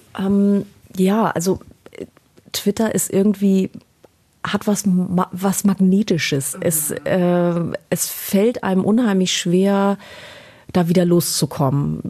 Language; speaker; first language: German; native; German